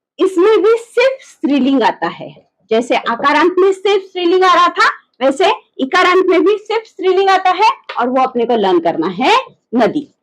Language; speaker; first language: Hindi; non-native, local second language; Marathi